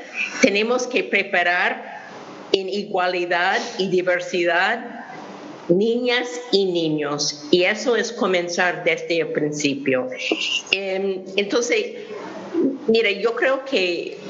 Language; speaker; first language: Spanish; non-native, fluent; English